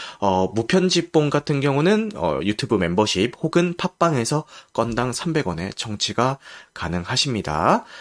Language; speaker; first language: Korean; native; Korean